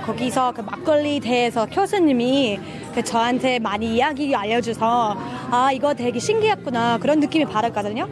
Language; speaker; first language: Korean; non-native, fluent; English